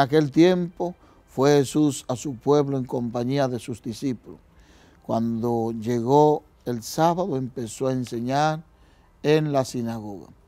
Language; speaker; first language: Spanish; native; Spanish